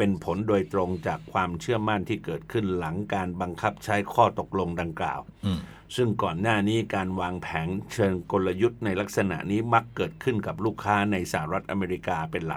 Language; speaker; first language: Thai; native; Thai